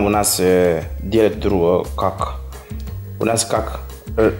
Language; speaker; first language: Russian; non-native, learner; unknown